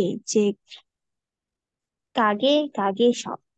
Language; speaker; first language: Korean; non-native, learner; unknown